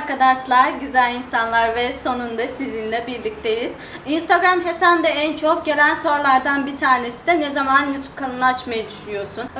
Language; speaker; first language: Turkish; non-native, fluent; Turkmen